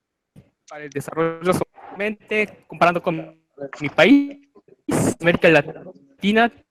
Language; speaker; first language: Spanish; non-native, learner; Japanese